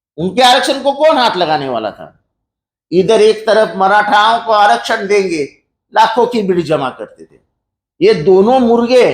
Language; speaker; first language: Hindi; non-native, local second language; Marathi